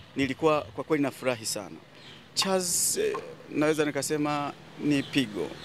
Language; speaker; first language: Swahili; native; Swahili